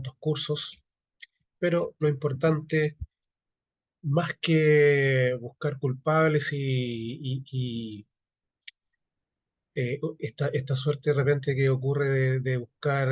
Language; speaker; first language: Spanish; native; Spanish